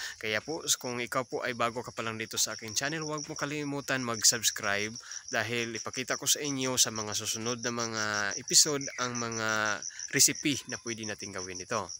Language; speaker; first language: Filipino; non-native, local second language; Cebuano